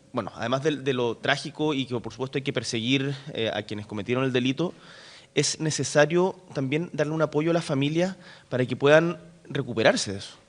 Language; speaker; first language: Spanish; native; Spanish